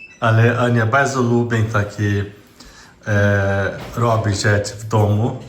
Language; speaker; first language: Polish; non-native, learner; Portuguese